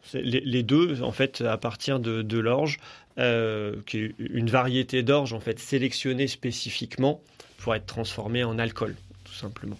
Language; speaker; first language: French; native; French